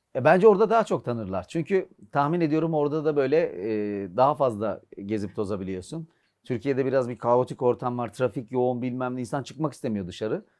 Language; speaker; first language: Turkish; native; Turkish